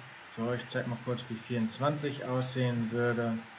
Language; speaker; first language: German; native; German